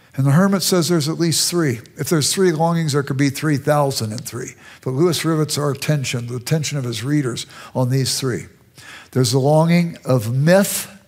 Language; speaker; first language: English; native; English